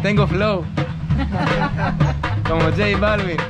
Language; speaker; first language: Spanish; non-native, learner; Greek